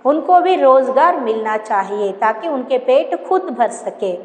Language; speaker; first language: Hindi; non-native, local second language; Kannada